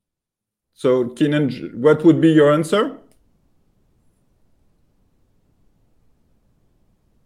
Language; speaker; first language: English; non-native, fluent; French